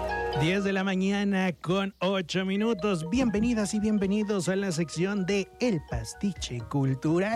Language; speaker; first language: Spanish; native; Spanish